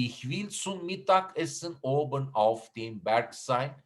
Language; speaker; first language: German; non-native, fluent; Turkish